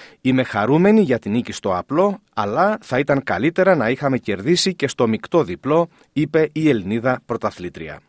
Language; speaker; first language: Greek; native; Greek